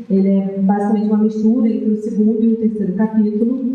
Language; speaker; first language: Portuguese; native; Portuguese